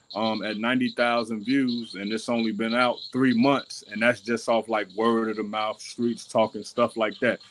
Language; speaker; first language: English; native; English